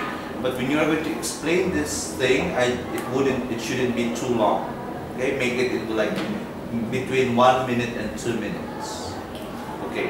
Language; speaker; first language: English; non-native, fluent; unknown